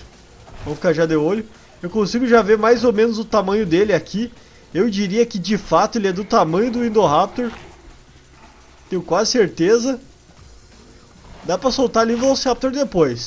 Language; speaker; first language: Portuguese; native; Portuguese